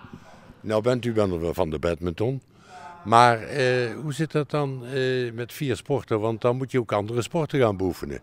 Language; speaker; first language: Dutch; native; Dutch